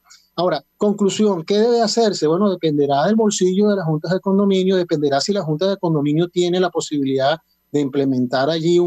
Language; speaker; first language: Spanish; native; Spanish